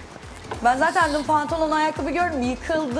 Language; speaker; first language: Turkish; native; Turkish